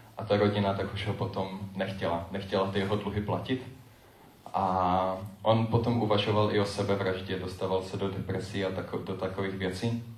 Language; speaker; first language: Czech; native; Czech